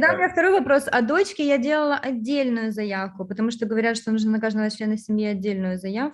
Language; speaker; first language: Russian; native; Russian